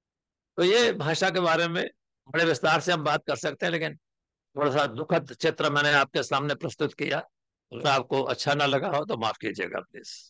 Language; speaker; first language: Hindi; native; Hindi